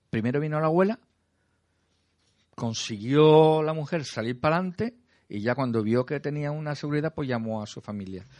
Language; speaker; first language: Spanish; native; Spanish